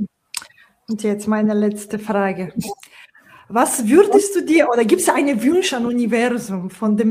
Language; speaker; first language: German; non-native, fluent; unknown